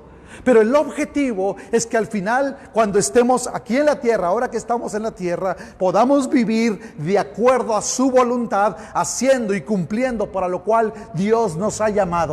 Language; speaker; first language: Spanish; native; Spanish